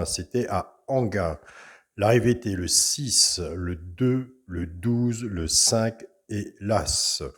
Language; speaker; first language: French; native; French